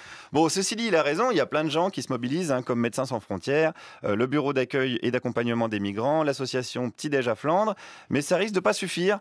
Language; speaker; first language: French; native; French